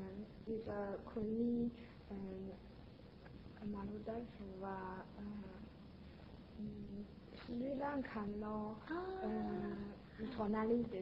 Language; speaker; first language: Japanese; non-native, learner; Chinese